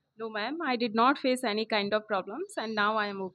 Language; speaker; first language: English; non-native, local second language; Hindi